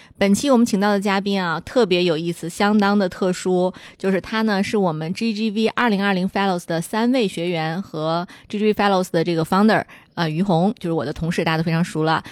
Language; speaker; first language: Chinese; native; Chinese